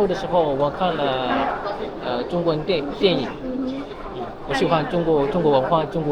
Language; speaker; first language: Chinese; non-native, learner; Amharic